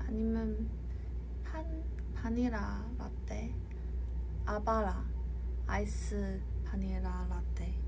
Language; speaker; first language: Korean; non-native, fluent; Cantonese